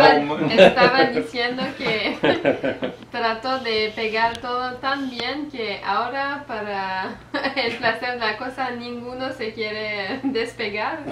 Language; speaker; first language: Spanish; non-native, fluent; French